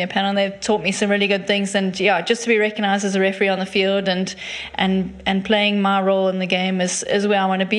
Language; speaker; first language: English; native; English